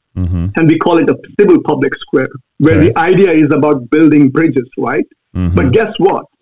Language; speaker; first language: English; non-native, local second language; Malayalam